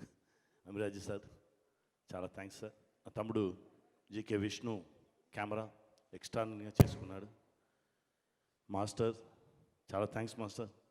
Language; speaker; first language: Telugu; non-native, fluent; Tamil